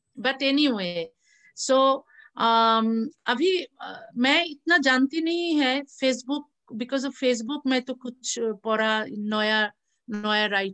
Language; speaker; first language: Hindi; non-native, learner; Bangla